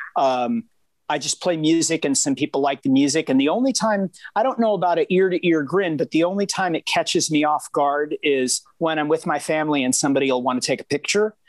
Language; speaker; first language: English; native; English